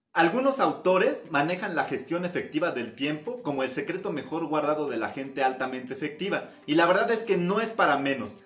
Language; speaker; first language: Spanish; native; Spanish